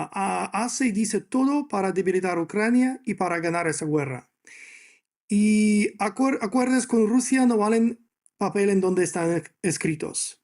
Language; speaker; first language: Spanish; non-native, fluent; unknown